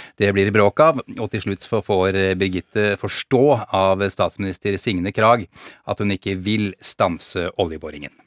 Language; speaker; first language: Norwegian; native; Norwegian